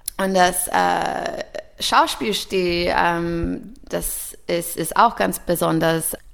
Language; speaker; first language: German; early bilingual, other home language; English